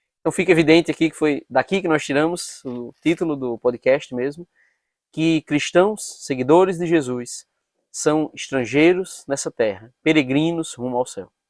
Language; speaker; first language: Portuguese; native; Portuguese